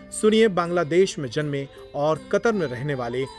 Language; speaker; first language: Hindi; native; Hindi